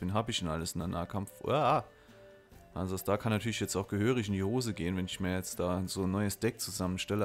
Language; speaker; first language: German; native; German